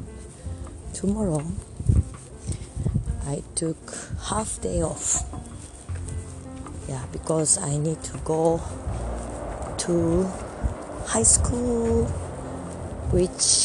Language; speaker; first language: English; non-native, learner; Japanese